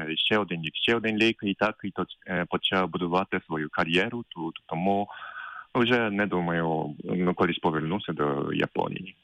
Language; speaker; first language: Ukrainian; non-native, fluent; Japanese